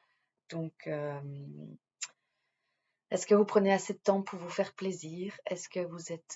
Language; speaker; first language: French; native; French